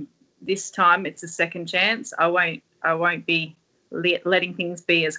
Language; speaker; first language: English; native; English